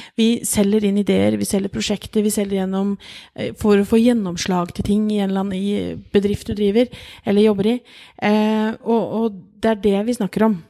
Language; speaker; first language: Norwegian; native; Norwegian